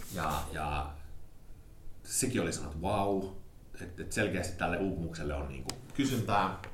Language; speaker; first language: Finnish; early bilingual, heritage; Finnish